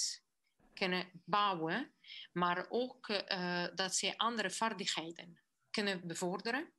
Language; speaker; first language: Dutch; non-native, fluent; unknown